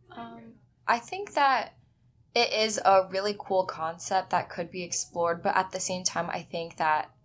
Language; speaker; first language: English; early bilingual, other home language; Chinese